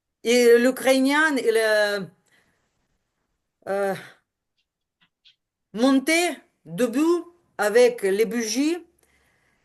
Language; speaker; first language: French; non-native, learner; Ukrainian